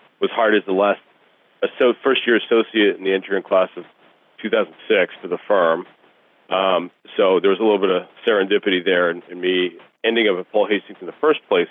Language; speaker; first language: English; early bilingual, other home language; Russian